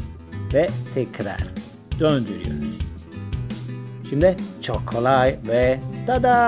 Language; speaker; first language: Turkish; non-native, learner; Spanish